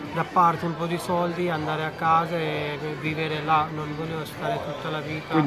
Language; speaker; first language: Italian; non-native, fluent; Bangla